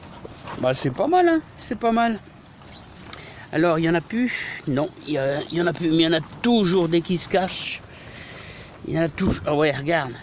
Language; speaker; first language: French; native; French